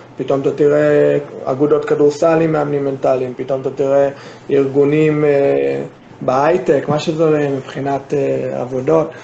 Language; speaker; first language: Hebrew; non-native, fluent; English